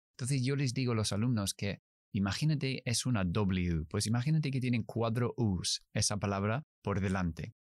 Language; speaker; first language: Spanish; non-native, fluent; English